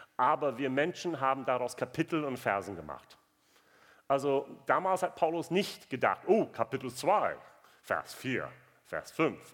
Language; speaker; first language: German; non-native, fluent; English